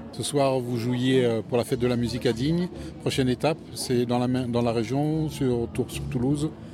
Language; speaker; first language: French; native; French